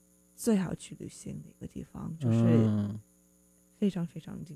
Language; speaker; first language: Chinese; early bilingual, heritage; Chinese